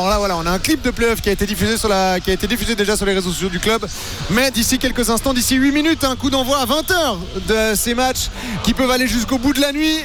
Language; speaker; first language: French; native; French